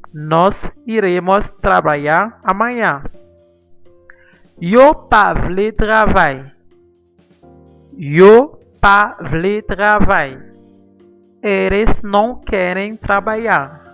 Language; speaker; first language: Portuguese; non-native, fluent; Haitian Creole